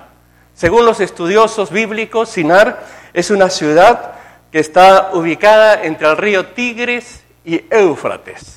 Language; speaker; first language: Spanish; native; Spanish